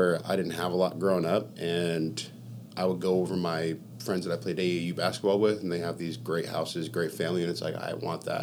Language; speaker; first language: English; native; English